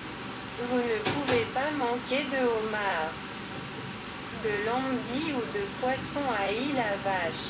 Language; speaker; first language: French; non-native, local second language; Haitian Creole